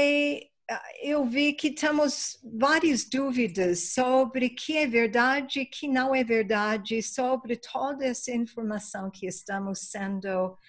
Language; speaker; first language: Portuguese; non-native, fluent; Spanish